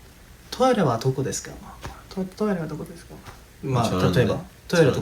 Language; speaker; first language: Japanese; non-native, learner; Korean